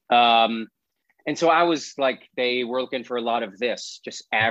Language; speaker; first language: English; native; English